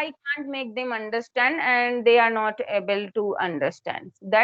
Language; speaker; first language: English; non-native, local second language; Hindi